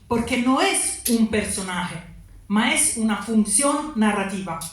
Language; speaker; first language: Spanish; non-native, learner; Italian